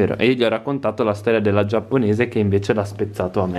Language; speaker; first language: Italian; native; Italian